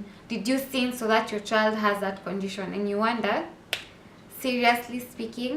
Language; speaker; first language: English; non-native, local second language; Swahili